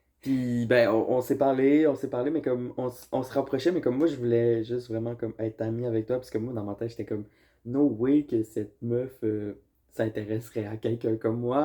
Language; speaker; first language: French; native; French